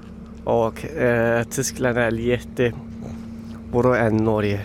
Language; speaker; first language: Swedish; non-native, learner; Turkish